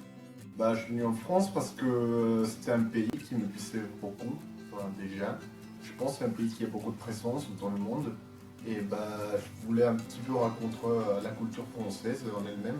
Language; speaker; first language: French; non-native, fluent; Spanish